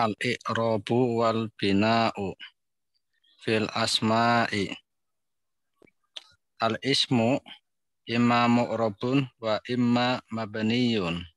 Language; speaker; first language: Arabic; non-native, learner; Indonesian